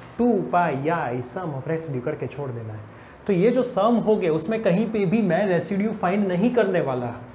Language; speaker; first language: Hindi; non-native, local second language; Gujarati